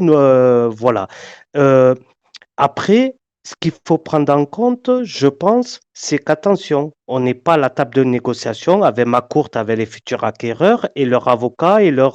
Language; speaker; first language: French; native; French